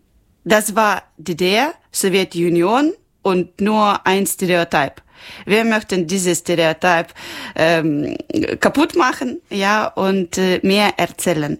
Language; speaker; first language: German; non-native, local second language; Ukrainian